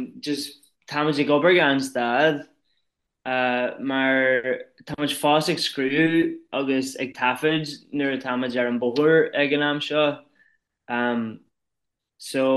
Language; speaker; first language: Irish; non-native, local second language; English